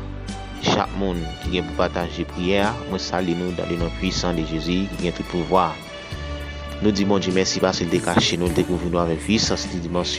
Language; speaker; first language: French; non-native, local second language; Haitian Creole